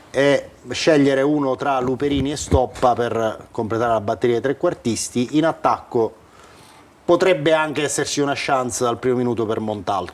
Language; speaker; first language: Italian; native; Italian